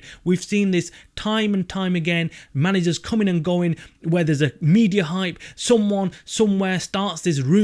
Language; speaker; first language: English; native; English